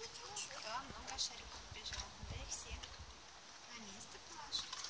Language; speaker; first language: Russian; native; Russian